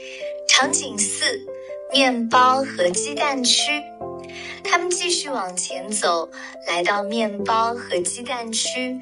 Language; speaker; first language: Chinese; native; Chinese